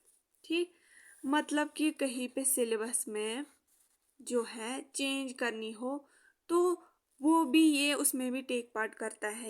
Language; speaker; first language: Hindi; native; Hindi